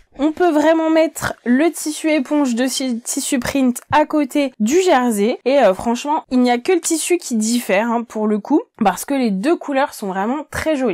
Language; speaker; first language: French; native; French